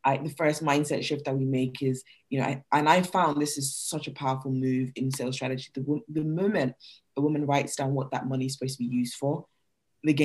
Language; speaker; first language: English; non-native, local second language; Yoruba